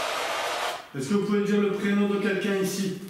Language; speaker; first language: French; native; French